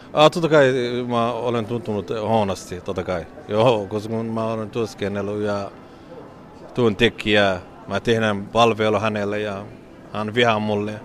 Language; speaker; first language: Finnish; non-native, learner; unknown